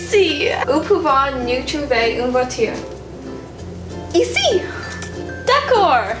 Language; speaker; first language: French; non-native, learner; English